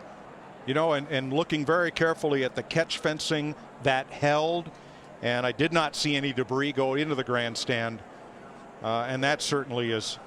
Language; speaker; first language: English; native; English